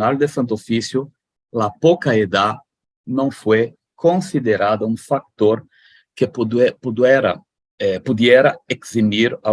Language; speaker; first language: Spanish; non-native, fluent; Portuguese